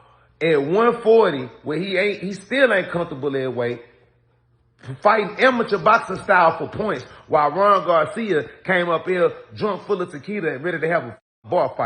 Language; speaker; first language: English; native; English